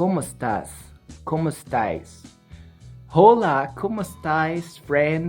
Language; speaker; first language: Spanish; non-native, learner; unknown